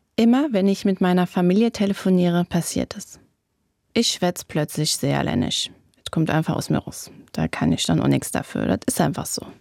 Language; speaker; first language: German; native; German